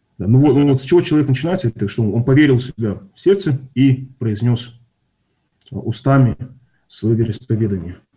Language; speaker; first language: Russian; non-native, local second language; Kazakh